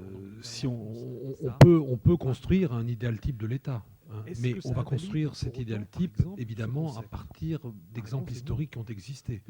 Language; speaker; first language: French; native; French